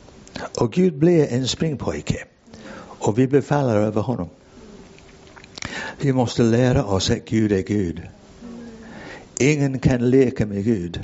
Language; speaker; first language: Swedish; non-native, fluent; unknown